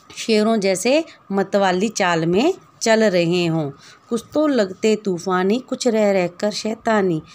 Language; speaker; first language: Hindi; native; Hindi